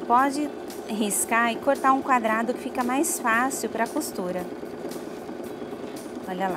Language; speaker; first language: Portuguese; native; Portuguese